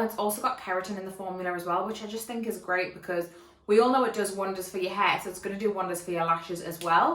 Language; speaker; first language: English; native; English